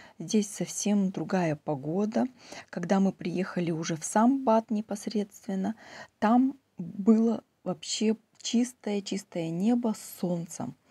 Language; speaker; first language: Russian; native; Russian